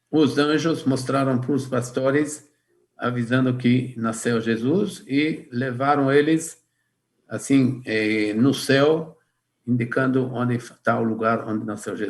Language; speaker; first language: Portuguese; non-native, fluent; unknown